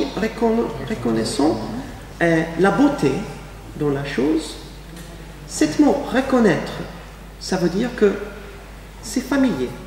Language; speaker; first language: French; non-native, fluent; English